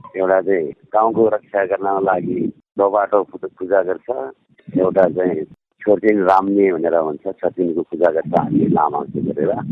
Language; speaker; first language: Nepali; non-native, local second language; Gurung